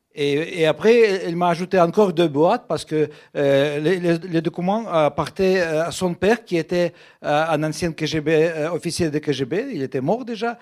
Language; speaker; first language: French; non-native, fluent; Russian